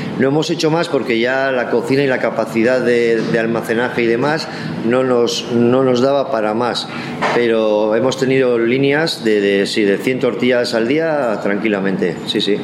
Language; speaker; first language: Spanish; native; Spanish